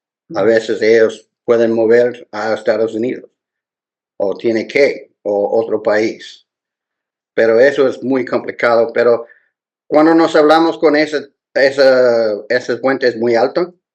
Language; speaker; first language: Spanish; non-native, learner; English